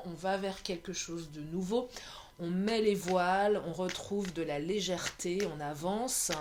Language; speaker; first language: French; native; French